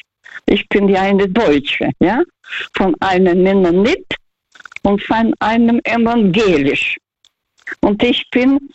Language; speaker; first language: German; early bilingual, heritage; Russian